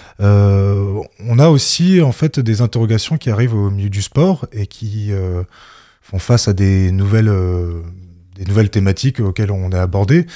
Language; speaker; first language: French; native; French